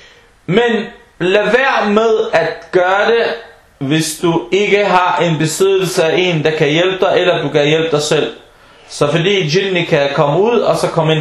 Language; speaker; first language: Danish; early bilingual, other home language; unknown